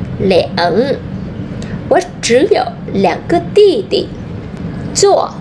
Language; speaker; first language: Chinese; non-native, fluent; Vietnamese